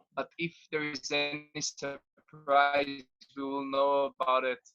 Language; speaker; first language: English; non-native, fluent; Hebrew